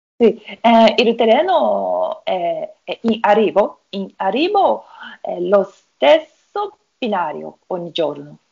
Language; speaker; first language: Italian; non-native, learner; Japanese